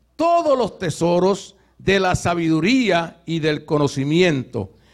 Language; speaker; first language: Spanish; native; Spanish